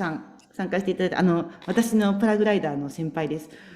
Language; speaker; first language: Japanese; native; Japanese